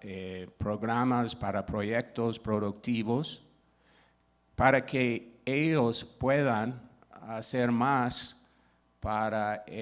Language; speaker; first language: Spanish; non-native, fluent; English